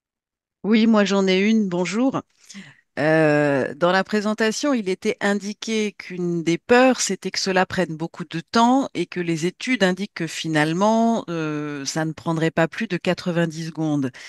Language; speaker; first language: French; native; French